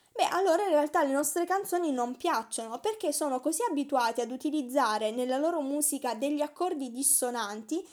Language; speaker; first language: Italian; native; Italian